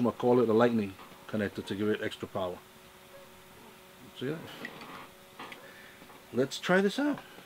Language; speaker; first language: English; native; English